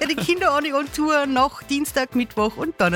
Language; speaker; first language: German; native; German